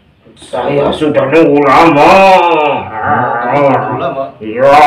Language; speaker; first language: Indonesian; non-native, local second language; Javanese